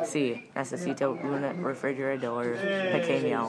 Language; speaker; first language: Spanish; non-native, learner; English